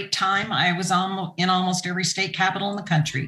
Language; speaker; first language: English; native; English